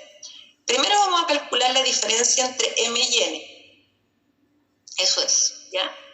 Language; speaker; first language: Spanish; native; Spanish